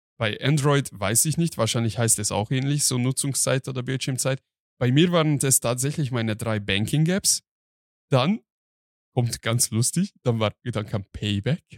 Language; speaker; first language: German; non-native, fluent; Hungarian